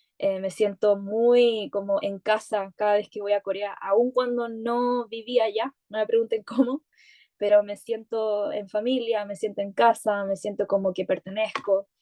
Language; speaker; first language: Spanish; native; Spanish